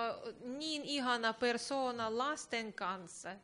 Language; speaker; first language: Finnish; non-native, learner; Ukrainian